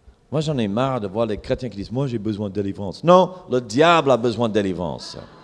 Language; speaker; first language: French; non-native, fluent; English